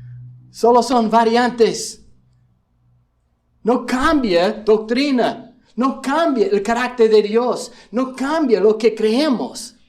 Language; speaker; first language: Spanish; non-native, fluent; English